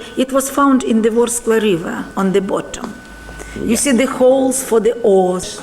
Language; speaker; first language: English; non-native, fluent; Ukrainian